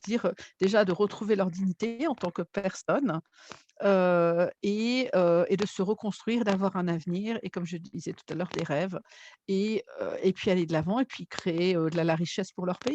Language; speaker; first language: French; native; French